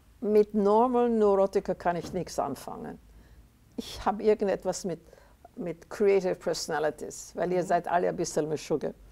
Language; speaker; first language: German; native; German